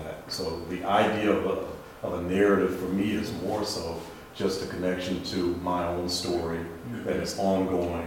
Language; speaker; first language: English; native; English